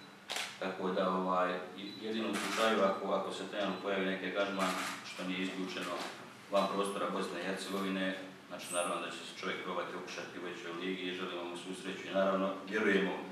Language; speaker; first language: Croatian; native; Croatian